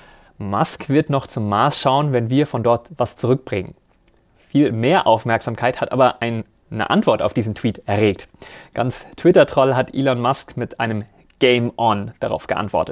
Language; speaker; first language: German; native; German